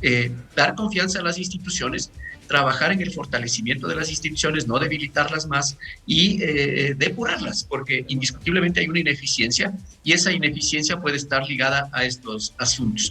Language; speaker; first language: Spanish; native; Spanish